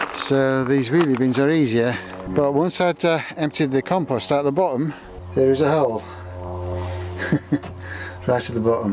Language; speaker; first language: English; native; English